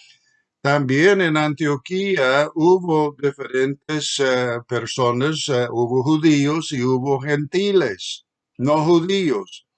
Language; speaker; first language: Spanish; non-native, fluent; English